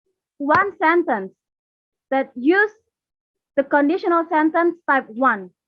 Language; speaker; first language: English; non-native, learner; Indonesian